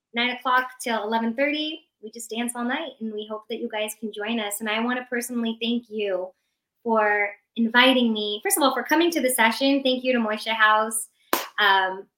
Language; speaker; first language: English; early bilingual, other home language; Persian